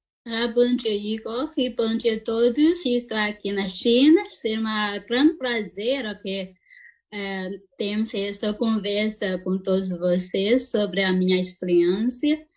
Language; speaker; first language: Portuguese; non-native, fluent; Chinese